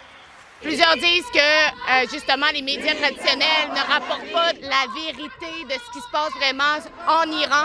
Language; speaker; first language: French; native; French